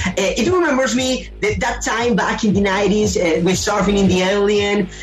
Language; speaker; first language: English; non-native, fluent; Spanish